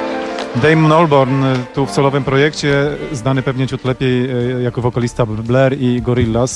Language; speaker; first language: Polish; native; Polish